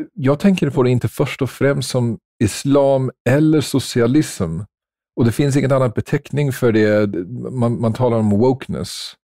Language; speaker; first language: Swedish; non-native, fluent; English